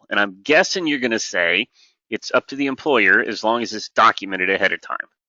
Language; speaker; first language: English; native; English